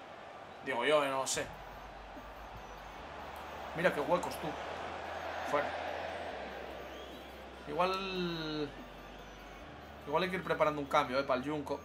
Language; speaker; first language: Spanish; native; Spanish